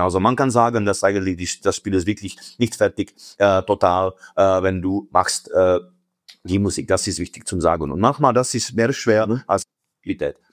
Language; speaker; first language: German; non-native, fluent; Czech